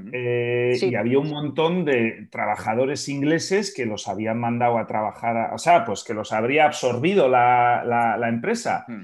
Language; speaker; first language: Spanish; native; Spanish